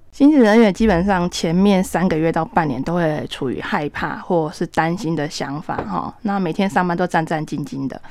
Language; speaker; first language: Chinese; native; Chinese